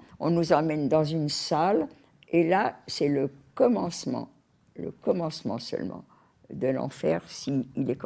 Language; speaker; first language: French; native; French